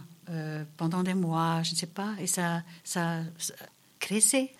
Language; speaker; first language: French; early bilingual, other home language; German